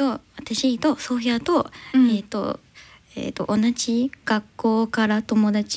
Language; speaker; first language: Japanese; non-native, learner; English